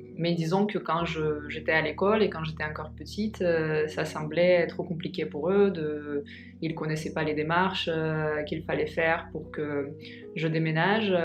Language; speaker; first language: French; non-native, fluent; Russian